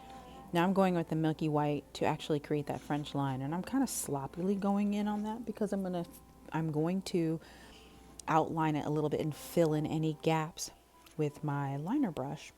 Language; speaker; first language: English; native; English